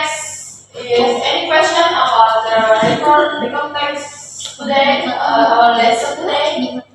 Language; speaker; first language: English; non-native, learner; Indonesian